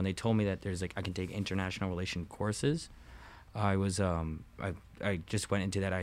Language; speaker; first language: English; native; English